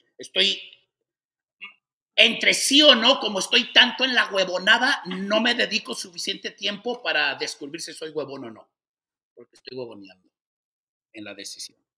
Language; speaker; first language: Spanish; early bilingual, heritage; Spanish